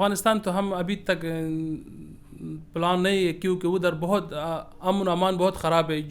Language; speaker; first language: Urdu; early bilingual, other home language; Persian